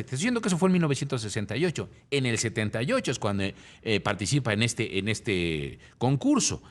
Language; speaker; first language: Spanish; native; Spanish